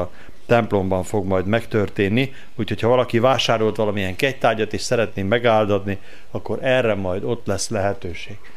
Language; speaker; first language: Hungarian; native; Hungarian